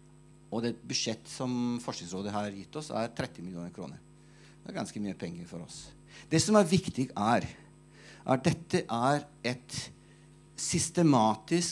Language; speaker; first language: Norwegian; non-native, fluent; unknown